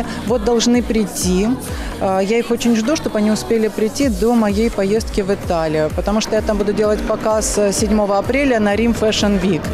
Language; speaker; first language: Russian; native; Russian